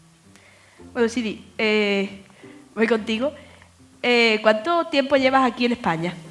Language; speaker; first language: Spanish; native; Spanish